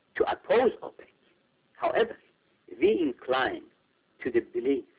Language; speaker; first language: English; non-native, fluent; Persian